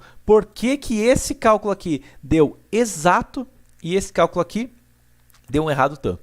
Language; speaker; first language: Portuguese; native; Portuguese